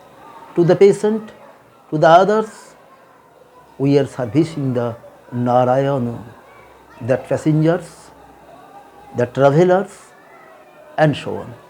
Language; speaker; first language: English; non-native, local second language; Bangla